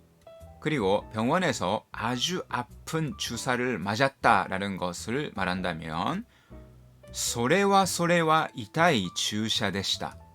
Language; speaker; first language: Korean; non-native, fluent; Japanese